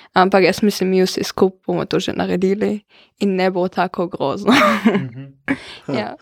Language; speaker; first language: Slovenian; non-native, local second language; German